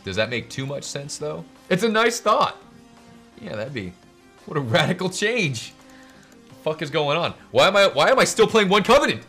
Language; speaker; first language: English; native; English